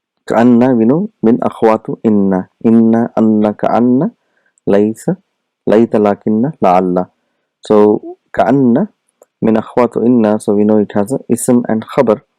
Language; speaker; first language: Arabic; non-native, fluent; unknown